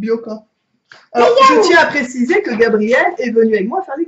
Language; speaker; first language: French; native; French